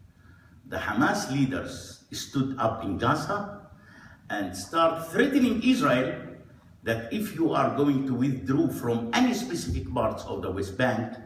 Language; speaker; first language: English; non-native, fluent; Arabic